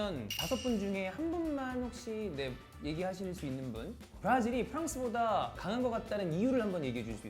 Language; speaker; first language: Korean; native; Korean